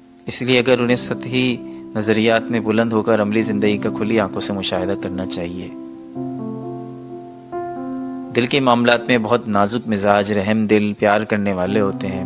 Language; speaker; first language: Urdu; native; Urdu